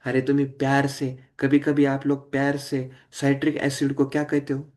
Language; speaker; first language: Hindi; non-native, local second language; Marathi